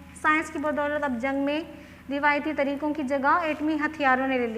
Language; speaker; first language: Hindi; non-native, local second language; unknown